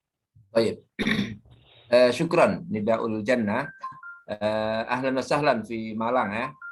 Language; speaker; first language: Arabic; non-native, fluent; Indonesian